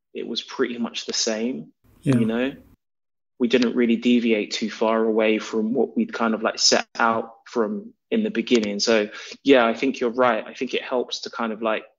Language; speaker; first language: English; native; English